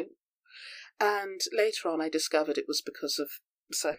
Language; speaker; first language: English; native; English